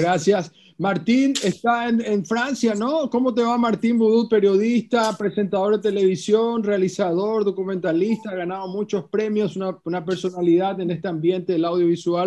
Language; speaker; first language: Spanish; native; Spanish